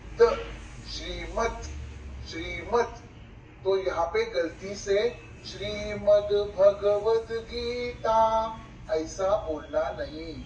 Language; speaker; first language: Hindi; non-native, local second language; Marathi